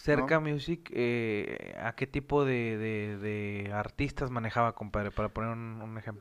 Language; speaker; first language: Spanish; native; Spanish